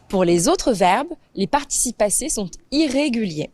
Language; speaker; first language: French; native; French